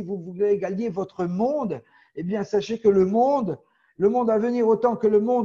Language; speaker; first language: French; native; French